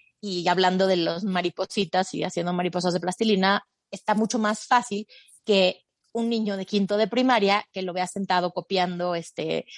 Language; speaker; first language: Spanish; native; Spanish